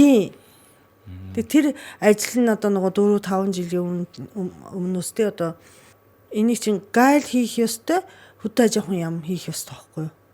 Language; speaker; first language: Mongolian; non-native, fluent; Japanese